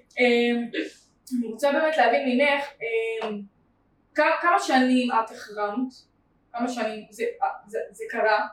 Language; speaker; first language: Hebrew; native; Hebrew